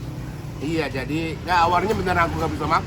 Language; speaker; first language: Indonesian; non-native, fluent; Japanese